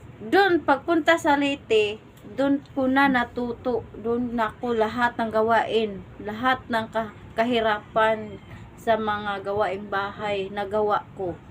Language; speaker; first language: Filipino; non-native, local second language; Cebuano